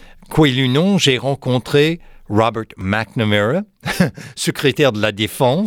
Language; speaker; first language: French; non-native, fluent; English